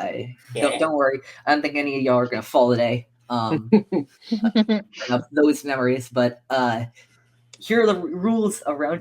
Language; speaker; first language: English; native; English